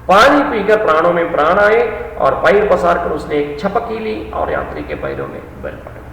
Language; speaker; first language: Hindi; non-native, local second language; Malayalam